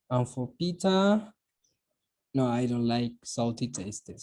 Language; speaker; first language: English; non-native, learner; Spanish